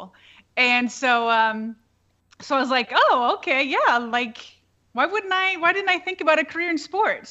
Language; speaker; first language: English; native; English